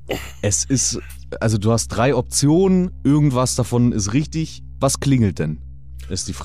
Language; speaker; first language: German; native; German